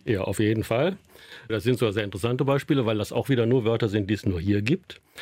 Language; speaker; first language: German; native; German